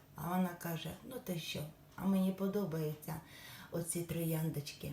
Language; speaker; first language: Ukrainian; native; Ukrainian